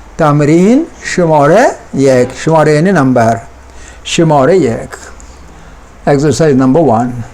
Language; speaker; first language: Persian; non-native, fluent; Urdu